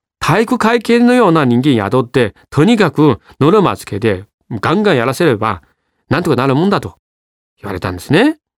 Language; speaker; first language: Japanese; non-native, fluent; Chinese